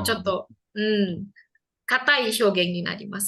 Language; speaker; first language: Japanese; non-native, fluent; Indonesian